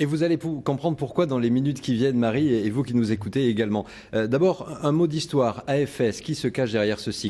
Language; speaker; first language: French; native; French